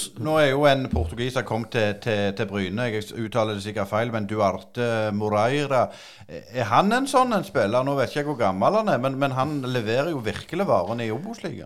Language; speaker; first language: Norwegian; native; Norwegian